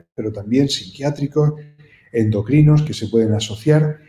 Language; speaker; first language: Spanish; native; Spanish